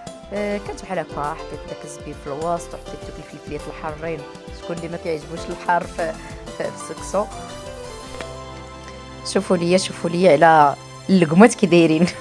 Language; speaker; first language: Arabic; native; Arabic